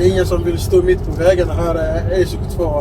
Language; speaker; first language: Swedish; non-native, fluent; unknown